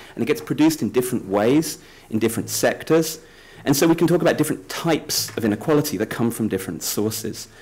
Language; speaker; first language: English; native; English